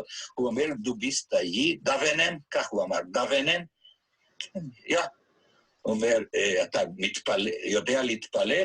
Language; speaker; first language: Hebrew; non-native, fluent; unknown